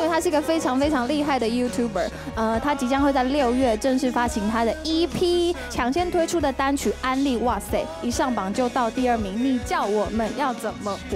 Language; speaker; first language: Chinese; native; Chinese